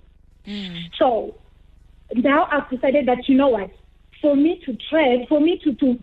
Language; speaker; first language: English; non-native, local second language; Venda